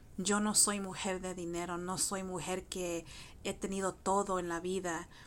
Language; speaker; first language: Spanish; early bilingual, heritage; Spanish